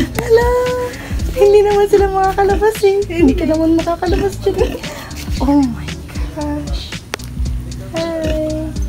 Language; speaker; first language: Filipino; native; Filipino